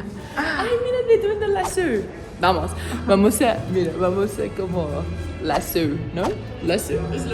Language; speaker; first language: Spanish; non-native, learner; English